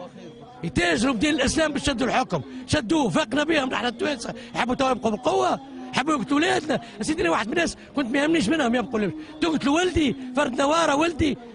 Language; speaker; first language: Arabic; native; Arabic